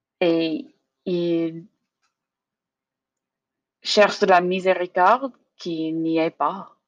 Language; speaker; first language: French; non-native, learner; English